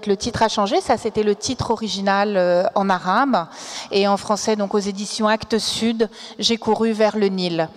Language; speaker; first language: French; native; French